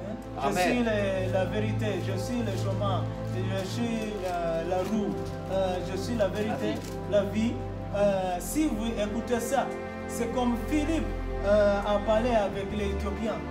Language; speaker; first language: French; non-native, learner; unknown